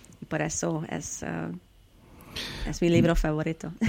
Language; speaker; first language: Spanish; non-native, learner; Hungarian